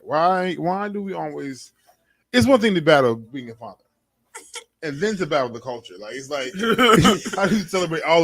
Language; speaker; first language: English; native; English